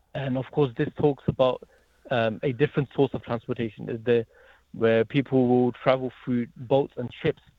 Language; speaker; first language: English; native; English